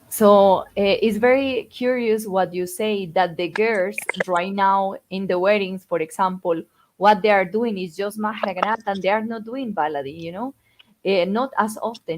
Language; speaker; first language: English; non-native, fluent; Spanish